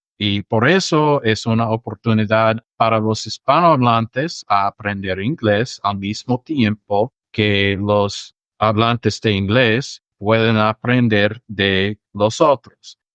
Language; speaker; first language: Spanish; non-native, fluent; English